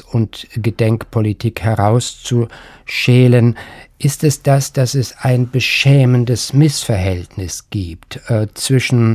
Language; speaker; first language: German; native; German